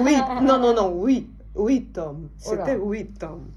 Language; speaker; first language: French; non-native, fluent; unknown